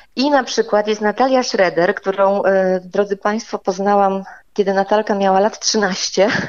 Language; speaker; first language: Polish; native; Polish